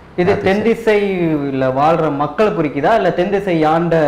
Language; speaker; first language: Tamil; native; Tamil